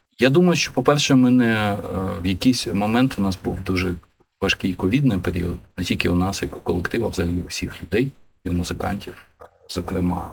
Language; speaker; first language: Ukrainian; non-native, local second language; Russian